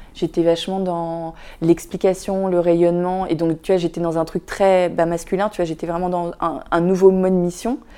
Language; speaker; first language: French; early bilingual, other home language; Vietnamese